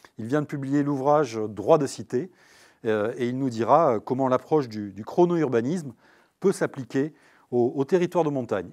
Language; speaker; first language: French; native; French